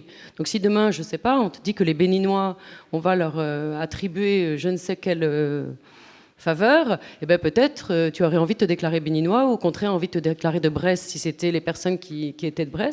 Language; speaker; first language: French; native; French